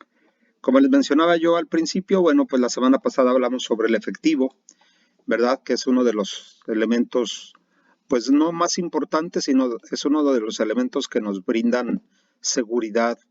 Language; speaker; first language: Spanish; native; Spanish